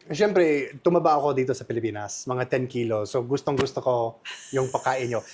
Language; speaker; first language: Filipino; non-native, fluent; English